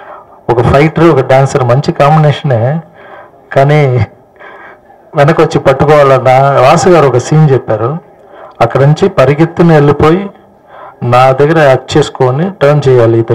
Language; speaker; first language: Telugu; non-native, fluent; Tamil